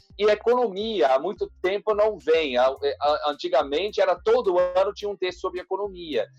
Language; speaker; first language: Portuguese; non-native, fluent; English